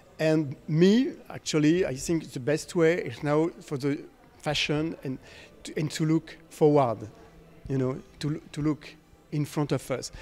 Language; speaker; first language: English; non-native, fluent; French